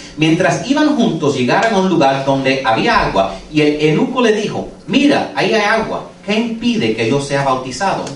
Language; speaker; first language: Spanish; non-native, fluent; English